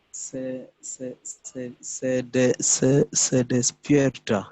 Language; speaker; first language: Spanish; non-native, learner; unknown